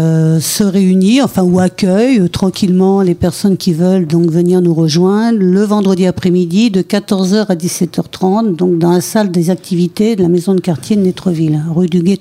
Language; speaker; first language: French; native; French